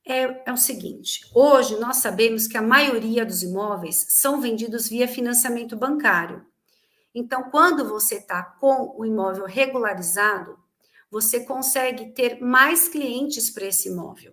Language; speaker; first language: Portuguese; native; Portuguese